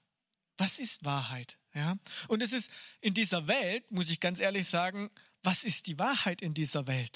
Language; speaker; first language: German; native; German